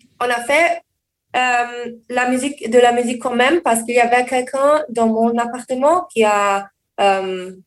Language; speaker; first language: French; non-native, learner; German